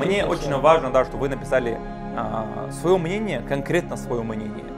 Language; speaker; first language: Russian; native; Russian